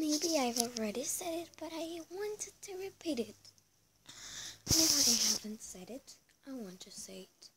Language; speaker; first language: English; non-native, learner; Spanish